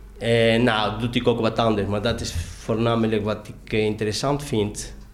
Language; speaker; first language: Dutch; non-native, learner; Spanish